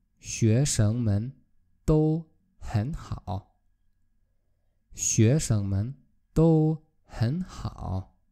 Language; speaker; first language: Chinese; non-native, fluent; Polish